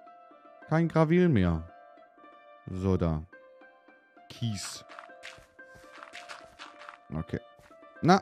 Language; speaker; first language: German; native; German